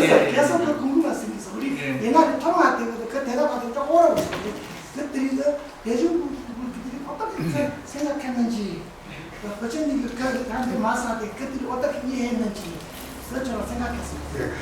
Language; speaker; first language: Korean; non-native, learner; Tibetan